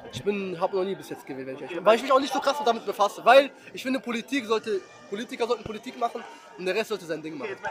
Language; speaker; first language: German; early bilingual, heritage; Arabic